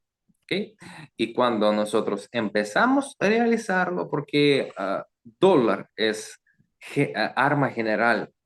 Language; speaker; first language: Spanish; non-native, learner; Russian